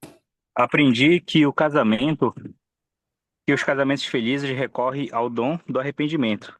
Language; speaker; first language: Portuguese; native; Portuguese